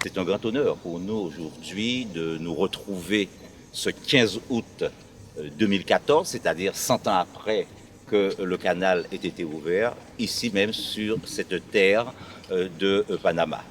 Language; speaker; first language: French; native; French